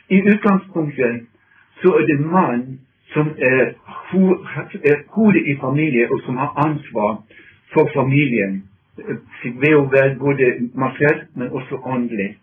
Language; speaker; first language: Norwegian; non-native, fluent; English